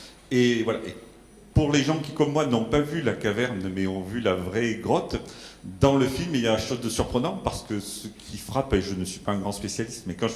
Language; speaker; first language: French; native; French